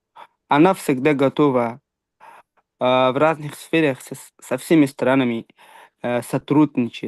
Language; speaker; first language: Russian; non-native, fluent; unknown